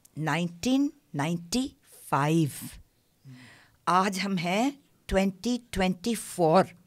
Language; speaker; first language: Urdu; non-native, local second language; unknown